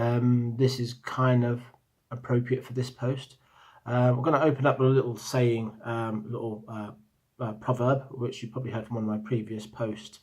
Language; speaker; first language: English; native; English